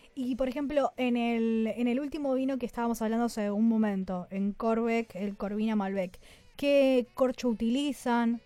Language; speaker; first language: Spanish; native; Spanish